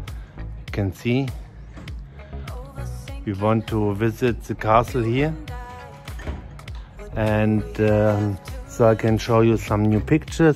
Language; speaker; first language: English; non-native, learner; German